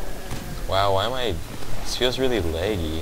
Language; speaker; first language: English; native; English